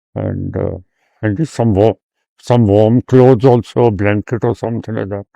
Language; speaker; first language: English; non-native, local second language; Punjabi